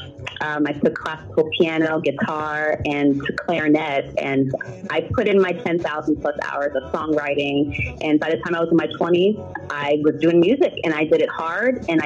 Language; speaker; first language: English; early bilingual, other home language; German